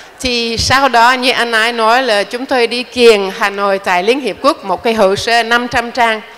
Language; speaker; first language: Vietnamese; non-native, fluent; English